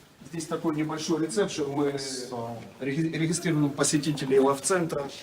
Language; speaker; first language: Russian; native; Russian